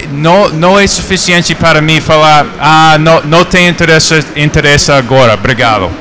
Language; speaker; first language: Portuguese; non-native, fluent; English